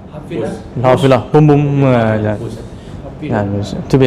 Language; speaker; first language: Arabic; non-native, fluent; Indonesian